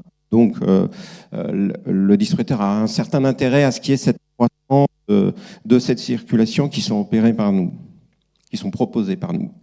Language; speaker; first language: French; native; French